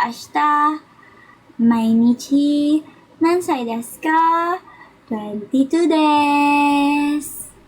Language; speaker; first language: Japanese; non-native, learner; Filipino